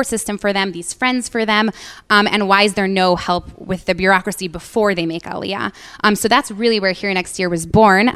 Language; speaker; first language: English; native; English